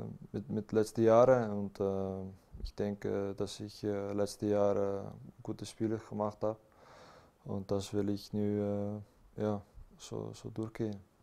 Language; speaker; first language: German; non-native, learner; Dutch